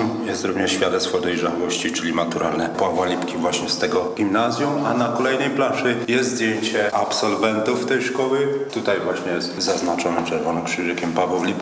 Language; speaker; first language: Polish; native; Polish